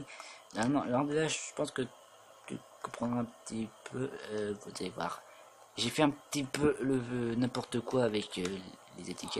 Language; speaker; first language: French; native; French